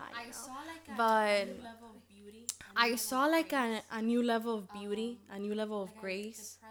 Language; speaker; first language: English; early bilingual, other home language; Spanish